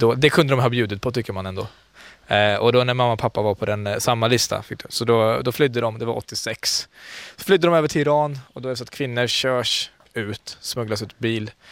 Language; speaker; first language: Swedish; early bilingual, other home language; Central Kurdish